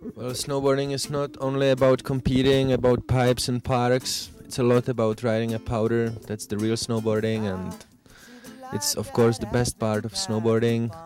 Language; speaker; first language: English; non-native, fluent; Czech